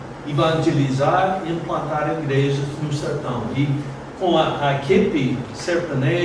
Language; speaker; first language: Portuguese; non-native, fluent; English